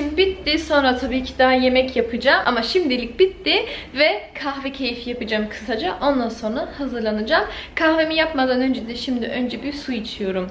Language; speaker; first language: Turkish; early bilingual, heritage; Turkish